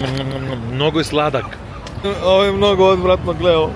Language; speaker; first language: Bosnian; early bilingual, heritage; Bosnian